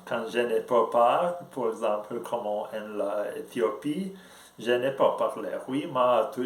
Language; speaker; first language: French; non-native, learner; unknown